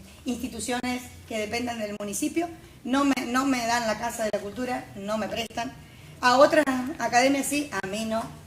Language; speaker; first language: Spanish; native; Spanish